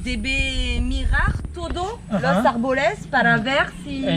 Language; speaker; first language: Spanish; non-native, learner; French